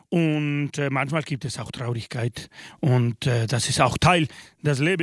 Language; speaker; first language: German; non-native, fluent; Spanish